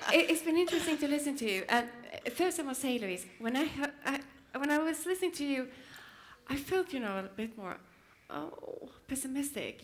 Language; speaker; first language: English; non-native, fluent; Swedish